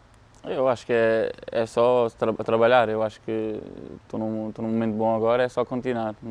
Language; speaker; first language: Portuguese; early bilingual, heritage; English